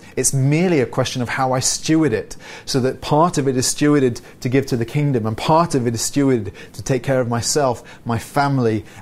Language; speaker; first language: English; native; English